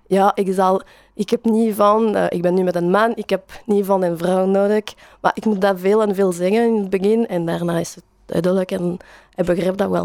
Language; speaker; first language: Dutch; non-native, learner; French